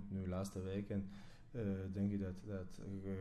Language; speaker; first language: Dutch; non-native, fluent; Croatian